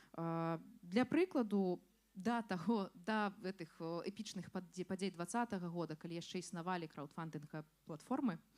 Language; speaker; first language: Belarusian; non-native, local second language; Russian